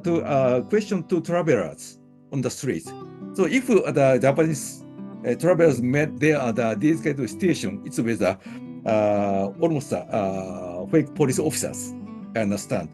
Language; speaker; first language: English; non-native, learner; Japanese